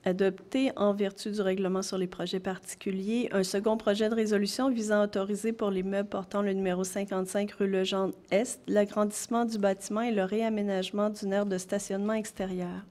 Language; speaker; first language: French; native; French